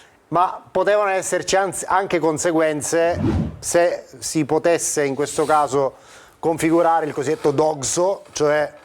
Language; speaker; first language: Italian; native; Italian